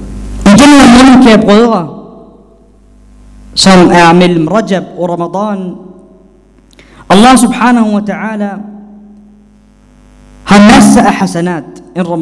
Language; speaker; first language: Danish; non-native, fluent; Arabic